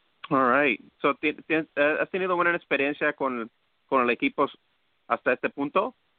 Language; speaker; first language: Spanish; early bilingual, heritage; Spanish